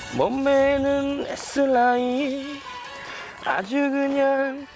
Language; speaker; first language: Korean; native; Korean